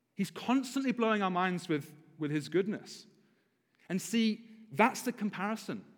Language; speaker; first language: English; native; English